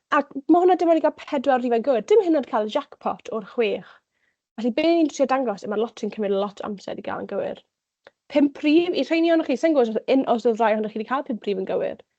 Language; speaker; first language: Welsh; native; Welsh